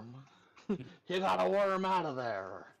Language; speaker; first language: English; native; English